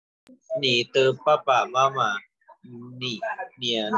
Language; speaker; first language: Chinese; non-native, learner; Thai